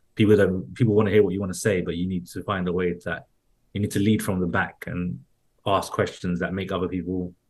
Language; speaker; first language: English; early bilingual, other home language; Spanish